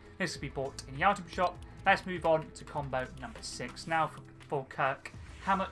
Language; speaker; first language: English; native; English